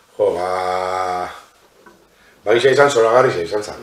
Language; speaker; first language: Basque; native; Basque